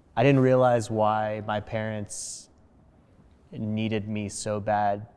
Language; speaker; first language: English; early bilingual, other home language; Spanish